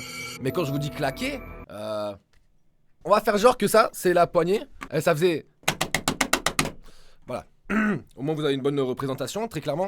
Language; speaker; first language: French; native; French